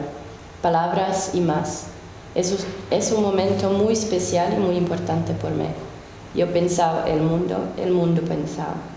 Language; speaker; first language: Spanish; non-native, learner; Finnish